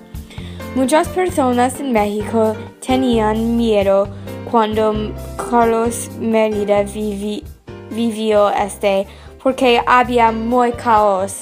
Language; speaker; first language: Spanish; non-native, learner; English